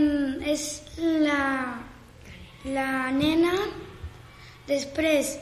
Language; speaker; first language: Catalan; non-native, local second language; Spanish